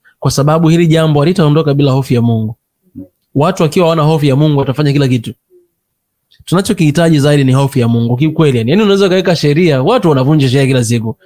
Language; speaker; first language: Swahili; native; Swahili